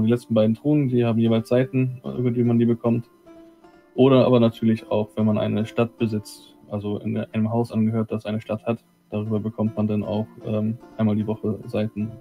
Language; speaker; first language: German; native; German